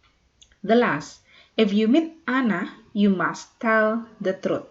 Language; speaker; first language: English; non-native, fluent; Indonesian